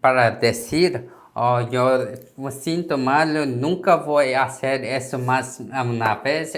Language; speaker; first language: Spanish; non-native, learner; Korean